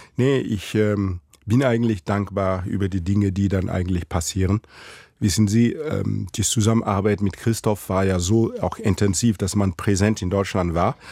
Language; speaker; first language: German; non-native, fluent; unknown